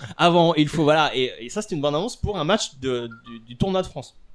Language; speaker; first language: French; native; French